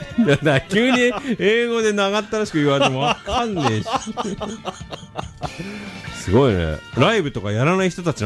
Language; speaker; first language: Japanese; native; Japanese